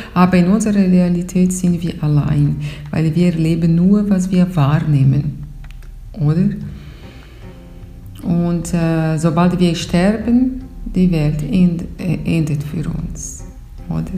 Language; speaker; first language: German; non-native, fluent; Portuguese